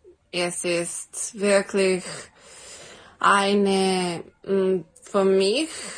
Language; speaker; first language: German; non-native, learner; Serbian